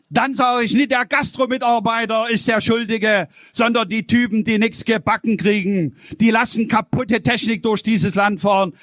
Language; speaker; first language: German; native; German